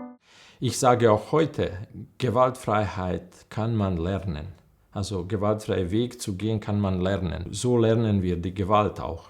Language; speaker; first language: German; non-native, learner; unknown